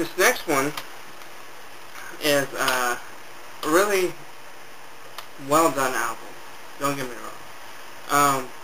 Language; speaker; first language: English; native; English